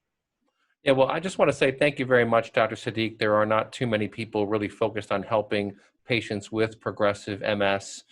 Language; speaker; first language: English; native; English